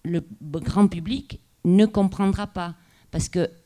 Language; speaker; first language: French; non-native, local second language; Basque